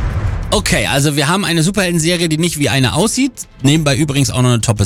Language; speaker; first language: German; native; German